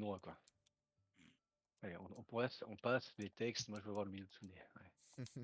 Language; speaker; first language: French; native; French